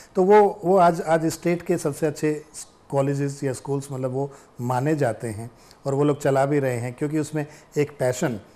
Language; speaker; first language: Hindi; native; Hindi